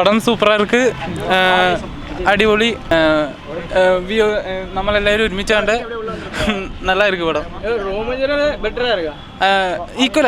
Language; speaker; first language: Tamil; non-native, learner; Malayalam